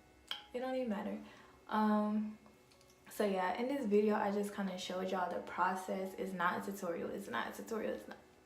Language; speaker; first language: English; native; English